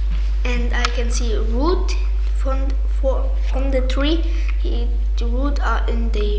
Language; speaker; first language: English; non-native, learner; German